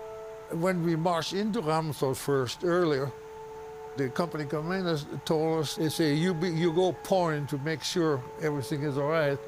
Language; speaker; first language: English; non-native, fluent; German